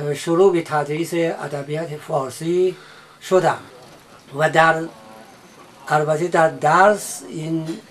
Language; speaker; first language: Persian; non-native, fluent; Chinese